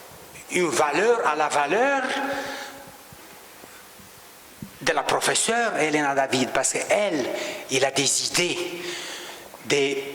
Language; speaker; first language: French; non-native, local second language; Romanian